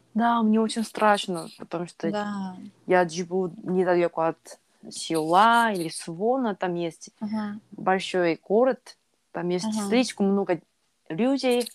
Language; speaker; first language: Russian; non-native, learner; Korean